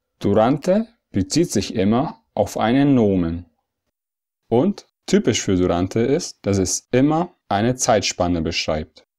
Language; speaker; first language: German; early bilingual, other home language; Italian